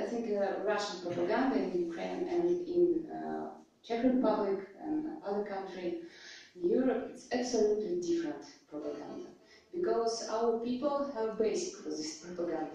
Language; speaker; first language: English; non-native, learner; Russian